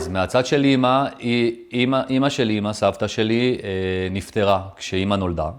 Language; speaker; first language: Hebrew; early bilingual, other home language; French